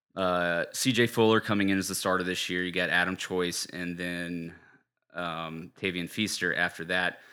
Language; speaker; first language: English; native; English